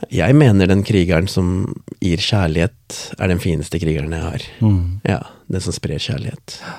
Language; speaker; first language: Norwegian; non-native, local second language; Tamil